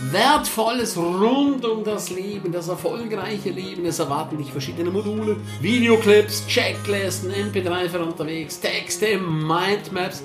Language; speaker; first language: German; non-native, local second language; Romansh